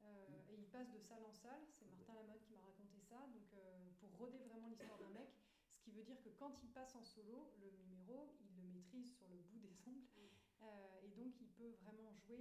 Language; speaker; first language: French; native; French